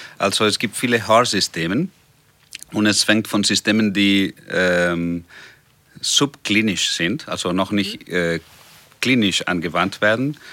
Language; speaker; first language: German; non-native, fluent; Spanish